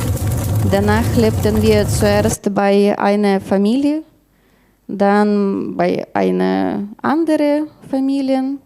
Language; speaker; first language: German; non-native, learner; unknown